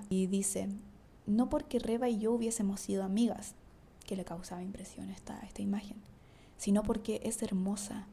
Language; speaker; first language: Spanish; native; Spanish